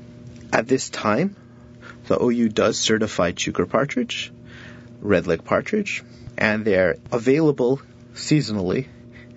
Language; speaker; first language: English; native; English